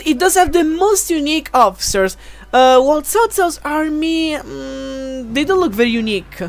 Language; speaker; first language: English; non-native, fluent; Italian